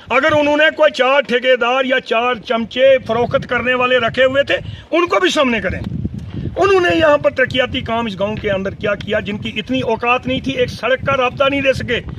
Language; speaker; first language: Urdu; non-native, local second language; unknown